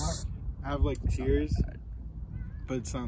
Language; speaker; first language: English; native; English